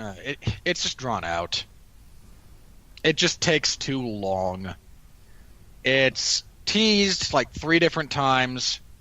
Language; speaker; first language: English; native; English